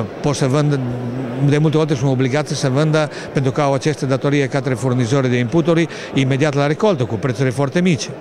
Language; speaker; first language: Romanian; non-native, fluent; Italian